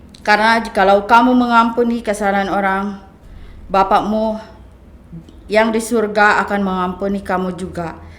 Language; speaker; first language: Indonesian; non-native, fluent; Filipino